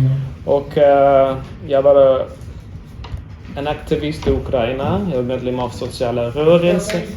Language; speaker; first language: Swedish; non-native, learner; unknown